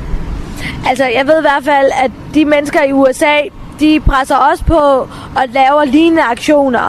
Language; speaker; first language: Danish; early bilingual, other home language; Tamil